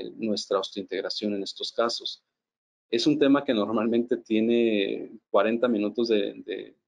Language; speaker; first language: Spanish; native; Spanish